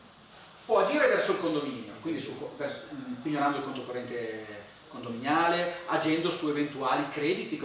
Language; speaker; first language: Italian; native; Italian